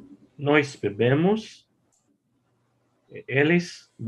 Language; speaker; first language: Portuguese; non-native, learner; Hebrew